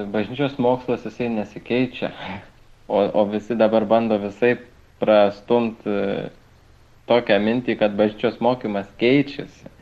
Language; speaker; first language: Lithuanian; native; Lithuanian